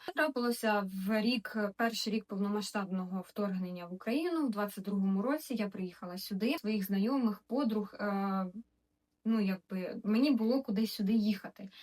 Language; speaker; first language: Ukrainian; native; Ukrainian